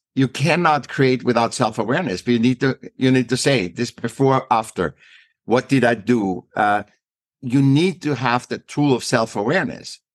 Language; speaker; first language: English; non-native, fluent; German